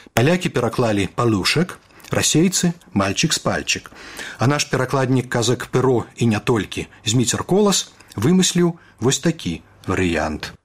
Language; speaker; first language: Belarusian; native; Belarusian